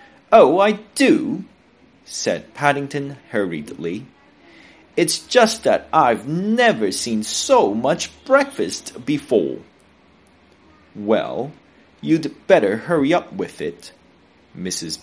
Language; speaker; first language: English; non-native, local second language; Cantonese